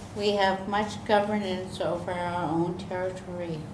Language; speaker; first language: English; native; English